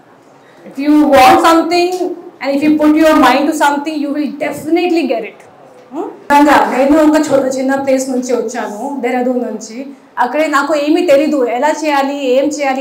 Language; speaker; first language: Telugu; non-native, learner; Hindi